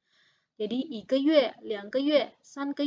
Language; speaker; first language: Chinese; non-native, fluent; Indonesian